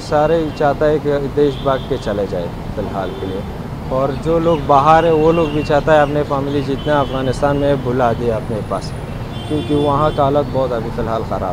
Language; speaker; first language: Hindi; non-native, learner; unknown